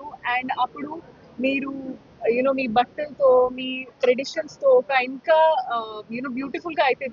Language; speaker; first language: Telugu; non-native, fluent; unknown